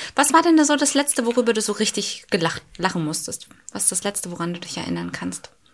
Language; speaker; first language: German; native; German